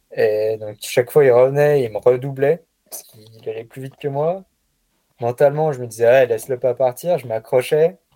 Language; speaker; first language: French; native; French